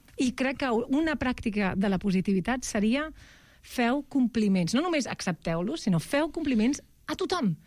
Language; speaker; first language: Catalan; non-native, local second language; Spanish